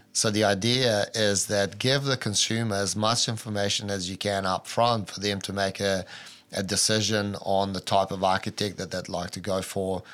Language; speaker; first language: English; early bilingual, other home language; Albanian